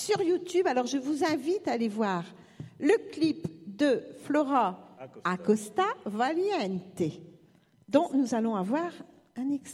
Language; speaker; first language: French; native; French